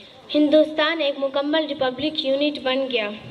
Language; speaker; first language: Hindi; native; Hindi